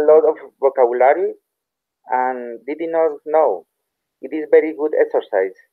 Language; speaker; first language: English; non-native, learner; Spanish